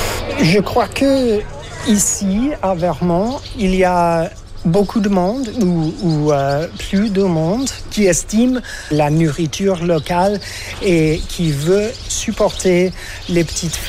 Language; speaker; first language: French; non-native, fluent; English